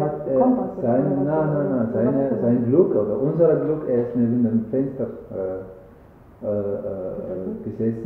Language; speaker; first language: German; non-native, learner; Arabic